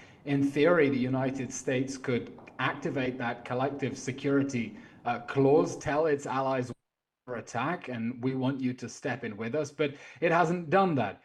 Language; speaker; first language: English; native; English